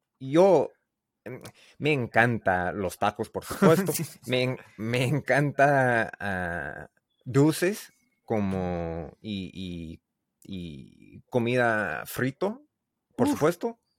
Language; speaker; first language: Spanish; non-native, learner; English